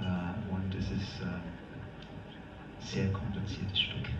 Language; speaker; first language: German; non-native, fluent; English